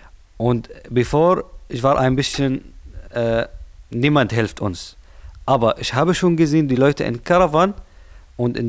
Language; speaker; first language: German; non-native, learner; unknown